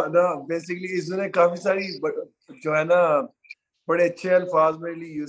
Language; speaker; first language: Hindi; non-native, local second language; Punjabi